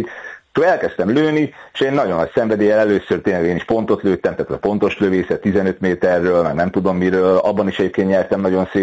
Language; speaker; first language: Hungarian; native; Hungarian